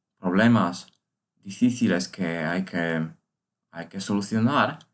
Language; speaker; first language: Spanish; non-native, learner; Polish